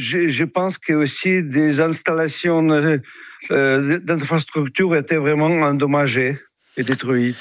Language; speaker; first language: French; non-native, fluent; Russian